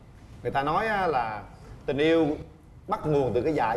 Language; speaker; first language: Vietnamese; native; Vietnamese